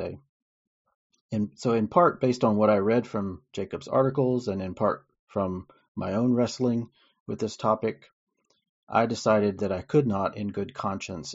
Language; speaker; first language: English; native; English